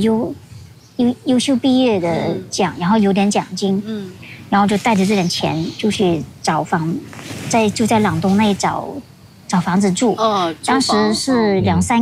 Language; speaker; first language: Chinese; non-native, local second language; Hakka Chinese